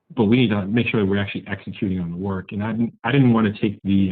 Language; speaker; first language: English; native; English